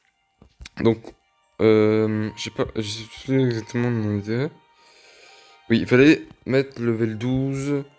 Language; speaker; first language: French; native; French